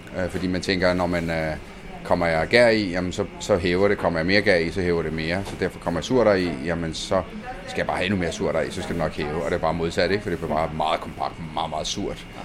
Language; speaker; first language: Danish; early bilingual, other home language; Italian